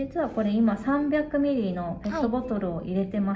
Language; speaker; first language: Japanese; native; Japanese